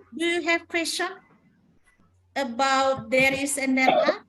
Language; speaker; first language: English; non-native, learner; Indonesian